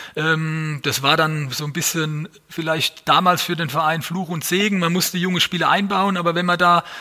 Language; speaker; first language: German; native; German